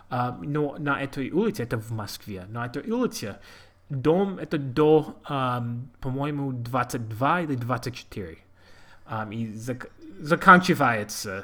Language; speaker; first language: Russian; non-native, learner; English